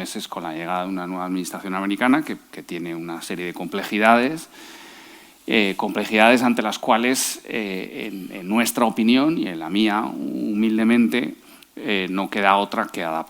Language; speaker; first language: Spanish; native; Spanish